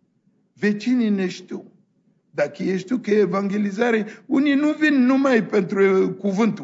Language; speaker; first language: Romanian; non-native, fluent; French